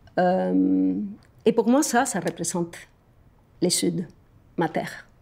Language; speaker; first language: French; non-native, fluent; Spanish